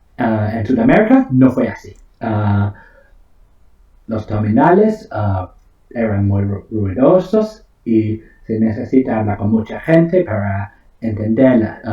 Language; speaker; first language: Spanish; non-native, fluent; English